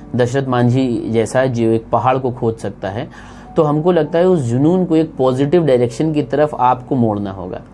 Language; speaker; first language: Hindi; native; Hindi